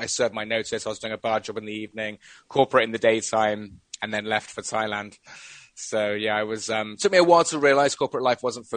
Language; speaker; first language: English; native; English